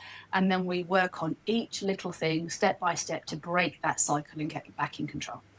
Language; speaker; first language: English; native; English